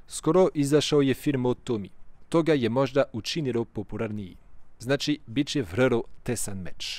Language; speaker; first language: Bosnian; non-native, fluent; French